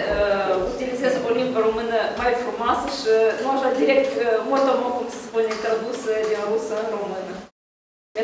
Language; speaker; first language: Romanian; non-native, local second language; Russian